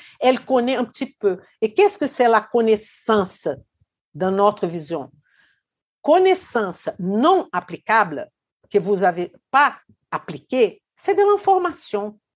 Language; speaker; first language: French; non-native, fluent; Portuguese